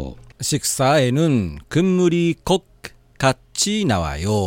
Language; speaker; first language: Korean; non-native, learner; Japanese